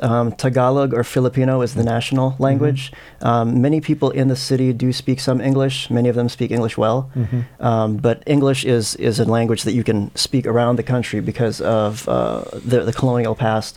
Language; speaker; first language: English; non-native, local second language; Filipino